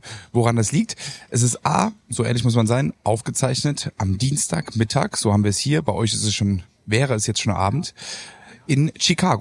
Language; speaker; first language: German; native; German